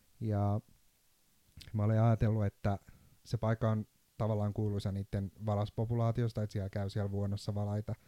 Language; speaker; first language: Finnish; non-native, fluent; Turkish